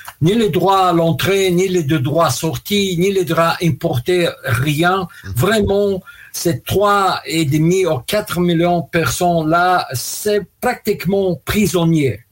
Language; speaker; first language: French; non-native, fluent; Russian